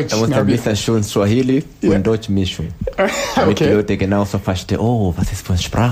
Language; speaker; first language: German; non-native, learner; Swahili